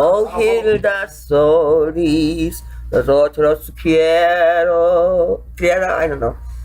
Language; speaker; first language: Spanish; non-native, learner; English